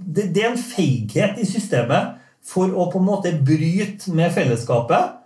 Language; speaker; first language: Norwegian; native; Norwegian